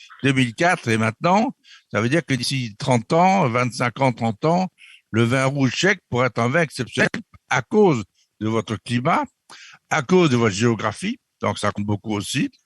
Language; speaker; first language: French; native; French